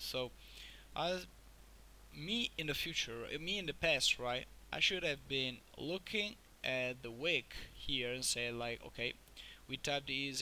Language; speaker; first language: English; non-native, fluent; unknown